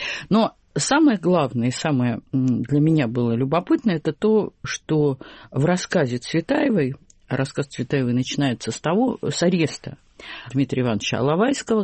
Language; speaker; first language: Russian; native; Russian